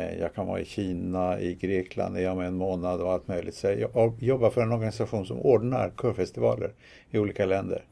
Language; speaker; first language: Swedish; native; Swedish